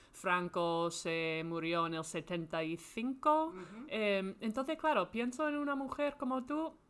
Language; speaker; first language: Spanish; non-native, fluent; English